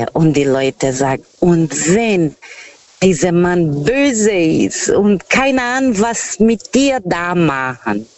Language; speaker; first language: German; non-native, learner; Portuguese